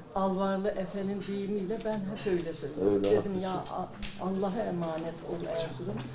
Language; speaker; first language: Turkish; native; Turkish